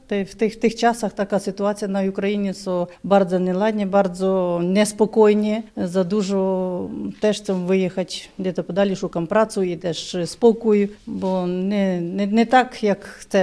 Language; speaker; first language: Polish; non-native, learner; Ukrainian